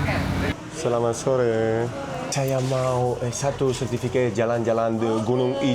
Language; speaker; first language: Indonesian; non-native, learner; Spanish